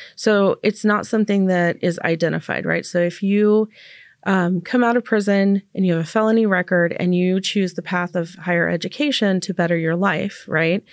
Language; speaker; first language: English; native; English